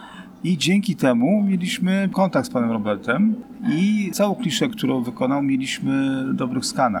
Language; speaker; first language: Polish; native; Polish